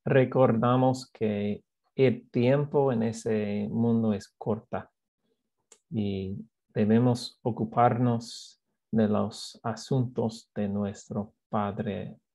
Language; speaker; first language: Spanish; non-native, fluent; English